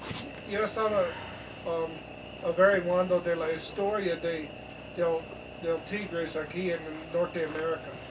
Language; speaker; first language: Spanish; non-native, learner; English